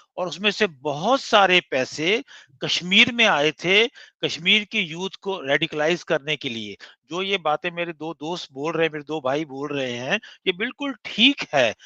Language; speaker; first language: Hindi; non-native, local second language; Punjabi